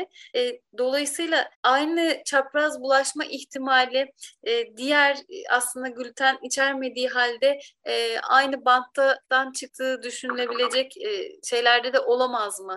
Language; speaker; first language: Turkish; native; Turkish